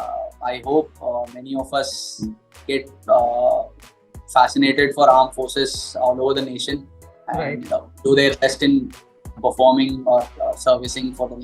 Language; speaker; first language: English; non-native, local second language; Hindi